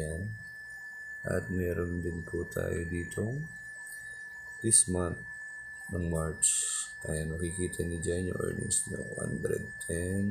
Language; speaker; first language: Filipino; native; Filipino